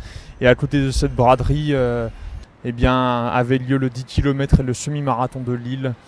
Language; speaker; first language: French; native; French